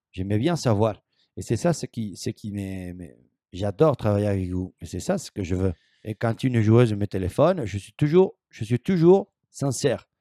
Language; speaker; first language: French; non-native, fluent; Spanish